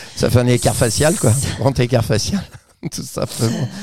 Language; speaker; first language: French; native; French